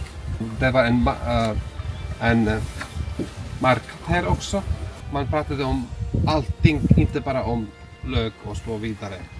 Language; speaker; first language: Swedish; non-native, fluent; Icelandic